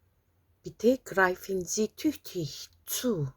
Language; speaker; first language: German; non-native, fluent; Korean